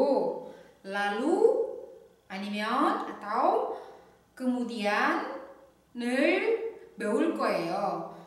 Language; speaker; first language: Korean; non-native, fluent; Indonesian